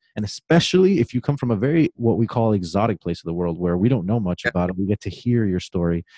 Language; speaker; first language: English; native; English